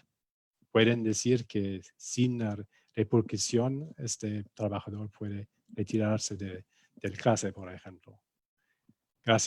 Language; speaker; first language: Spanish; non-native, fluent; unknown